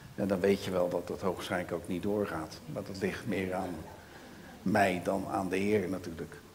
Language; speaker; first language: Dutch; native; Dutch